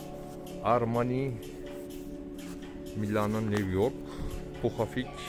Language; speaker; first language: Russian; non-native, learner; Turkish